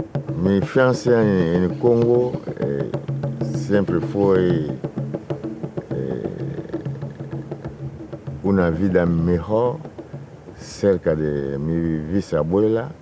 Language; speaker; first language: Spanish; non-native, fluent; Lingala